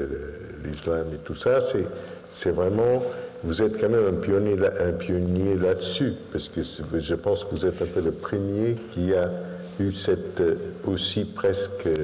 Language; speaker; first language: French; non-native, fluent; Portuguese